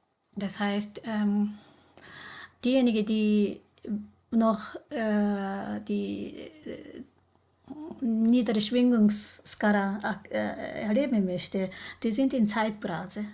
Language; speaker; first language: German; non-native, learner; Japanese